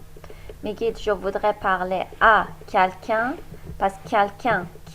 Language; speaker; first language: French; non-native, fluent; Persian